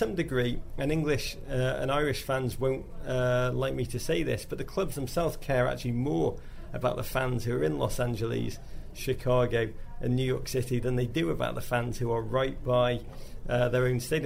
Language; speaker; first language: English; native; English